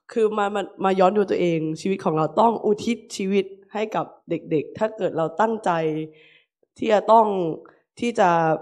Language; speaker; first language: Thai; native; Thai